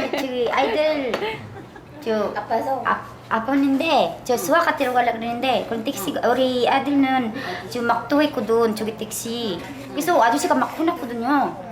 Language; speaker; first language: Korean; non-native, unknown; Filipino